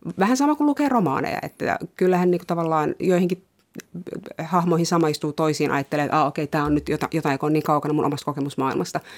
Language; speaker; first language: Finnish; early bilingual, other home language; Somali